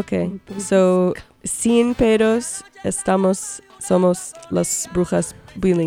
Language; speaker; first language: Spanish; early bilingual, heritage; Spanish